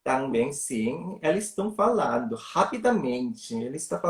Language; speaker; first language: Portuguese; non-native, learner; Korean